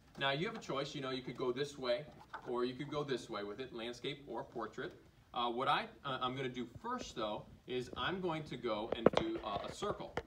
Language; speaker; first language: English; native; English